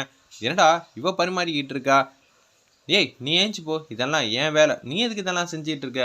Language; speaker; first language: Tamil; native; Tamil